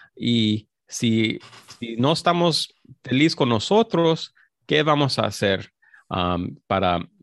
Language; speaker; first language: Spanish; early bilingual, heritage; Spanish